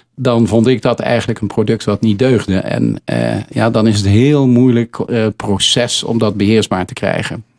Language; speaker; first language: Dutch; native; Dutch